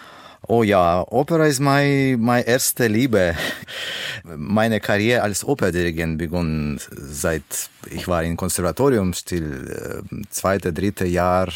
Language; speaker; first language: German; non-native, learner; Russian